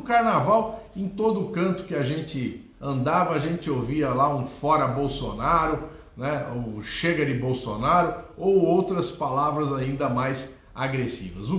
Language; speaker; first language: Portuguese; native; Portuguese